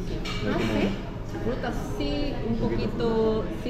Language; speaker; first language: Spanish; non-native, learner; Korean